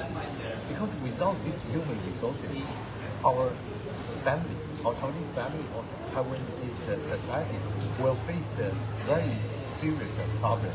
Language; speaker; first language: English; non-native, fluent; Chinese